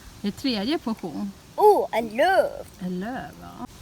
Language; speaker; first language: Swedish; non-native, learner; Thai